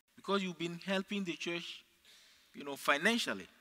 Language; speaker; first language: English; non-native, fluent; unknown